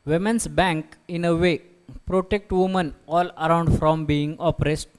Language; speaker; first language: English; non-native, local second language; Marathi